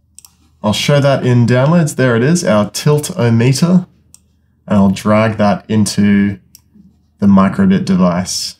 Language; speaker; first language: English; native; English